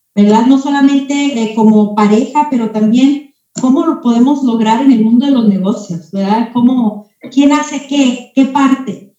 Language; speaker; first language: Spanish; early bilingual, heritage; Spanish